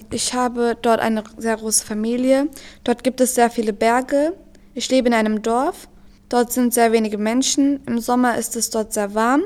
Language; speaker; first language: German; early bilingual, other home language; Turkish